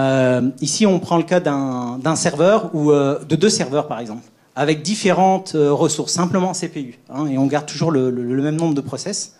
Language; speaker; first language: French; native; French